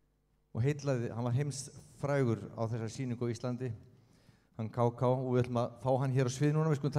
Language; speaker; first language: Icelandic; native; Icelandic